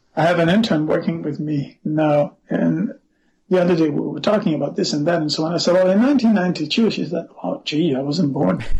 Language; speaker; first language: English; non-native, fluent; Portuguese